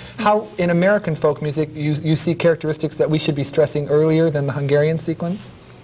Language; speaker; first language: English; native; English